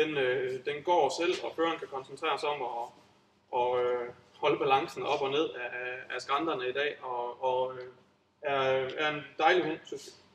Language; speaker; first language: Danish; native; Danish